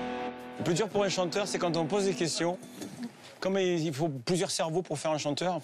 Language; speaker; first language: French; native; French